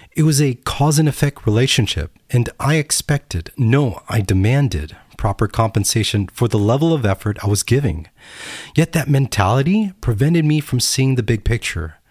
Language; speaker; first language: English; native; English